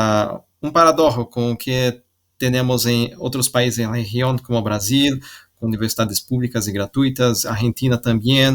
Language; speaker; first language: Portuguese; non-native, learner; Spanish